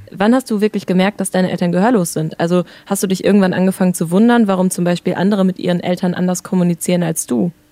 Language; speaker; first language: German; native; German